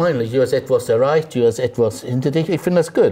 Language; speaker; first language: German; non-native, fluent; English